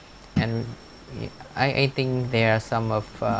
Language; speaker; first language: English; non-native, fluent; Vietnamese